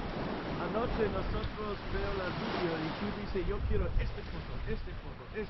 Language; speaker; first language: Spanish; non-native, learner; English